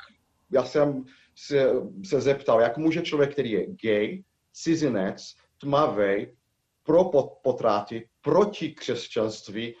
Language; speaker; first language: Czech; non-native, fluent; Portuguese